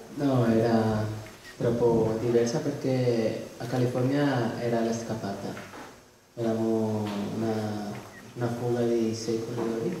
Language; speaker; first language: Italian; non-native, learner; Spanish